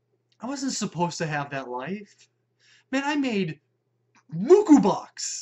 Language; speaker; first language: English; native; English